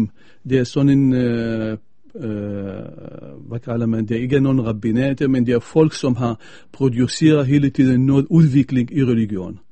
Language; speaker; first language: Danish; non-native, fluent; Arabic